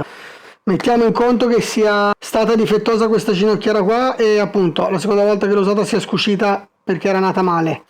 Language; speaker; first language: Italian; native; Italian